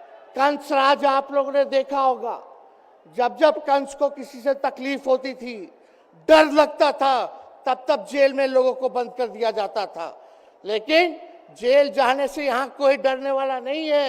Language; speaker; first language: Hindi; native; Hindi